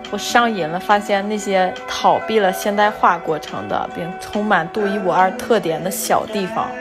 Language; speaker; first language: Chinese; non-native, fluent; English